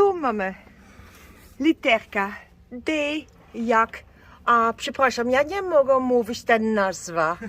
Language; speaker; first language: Polish; non-native, learner; Dutch